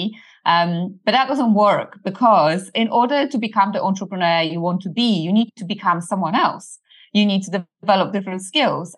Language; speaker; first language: English; non-native, fluent; Polish